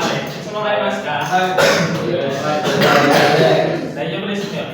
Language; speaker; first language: Japanese; non-native, fluent; Indonesian